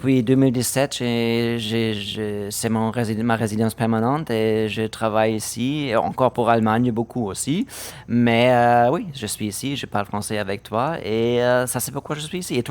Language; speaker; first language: French; non-native, fluent; German